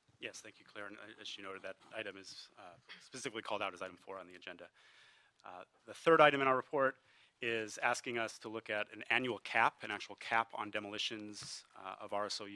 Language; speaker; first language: English; native; English